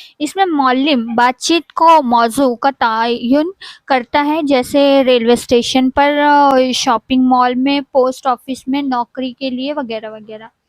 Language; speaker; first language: Urdu; native; Urdu